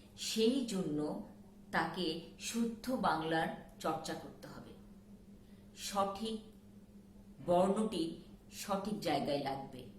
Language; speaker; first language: Bangla; native; Bangla